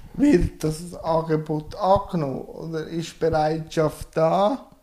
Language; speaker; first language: German; non-native, fluent; Turkish